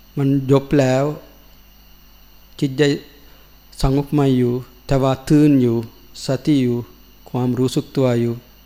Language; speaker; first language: Thai; non-native, learner; Sinhala